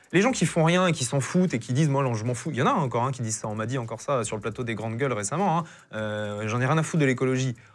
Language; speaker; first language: French; native; French